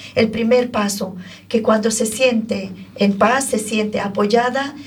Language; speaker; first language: Spanish; non-native, fluent; Arabic